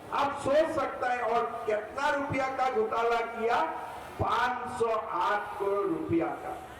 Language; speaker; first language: Hindi; non-native, local second language; Assamese